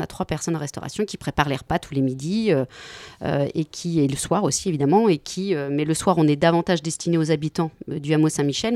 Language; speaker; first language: French; native; French